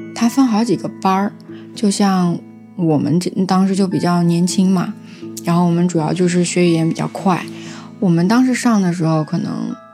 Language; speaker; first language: Chinese; native; Chinese